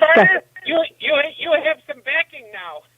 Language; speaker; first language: English; native; English